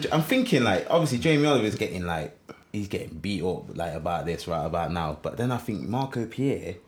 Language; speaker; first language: English; native; English